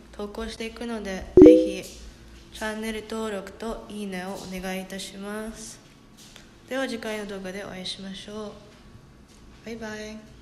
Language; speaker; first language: Japanese; early bilingual, heritage; Japanese